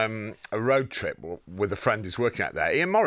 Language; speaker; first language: English; native; English